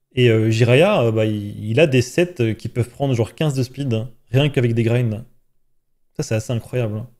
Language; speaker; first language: French; native; French